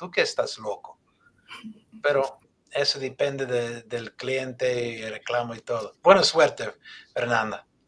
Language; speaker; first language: Spanish; non-native, learner; English